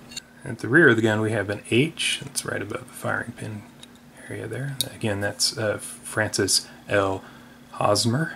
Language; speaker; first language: English; native; English